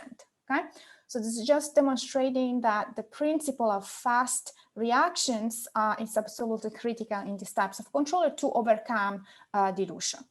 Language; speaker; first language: English; non-native, fluent; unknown